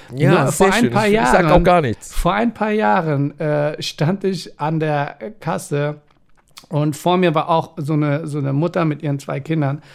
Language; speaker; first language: German; early bilingual, other home language; Persian